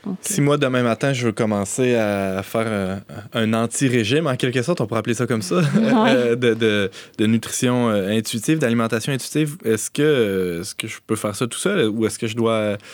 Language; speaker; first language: French; native; French